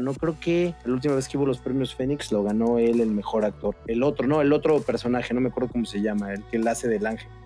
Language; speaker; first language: Spanish; native; Spanish